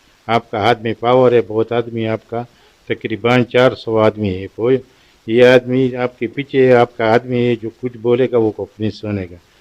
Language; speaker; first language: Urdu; non-native, local second language; Pashto